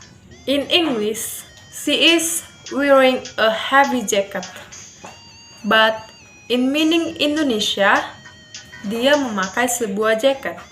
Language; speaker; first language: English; non-native, learner; Indonesian